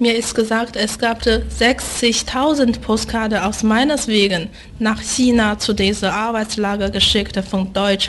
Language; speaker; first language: German; non-native, fluent; Chinese